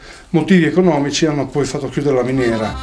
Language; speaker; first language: Italian; native; Italian